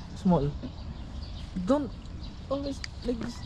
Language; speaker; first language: English; non-native, learner; Filipino